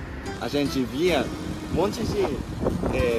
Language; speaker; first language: Portuguese; non-native, local second language; Japanese